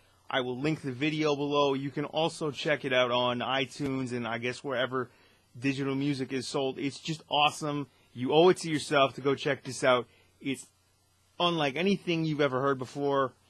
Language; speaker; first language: English; native; English